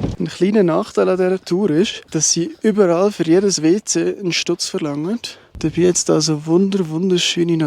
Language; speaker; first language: German; native; German